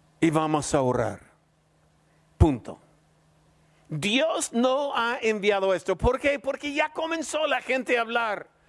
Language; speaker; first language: Spanish; non-native, fluent; English